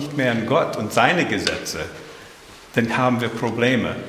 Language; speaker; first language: German; early bilingual, heritage; German